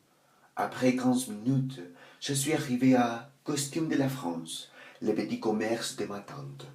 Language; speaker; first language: French; non-native, learner; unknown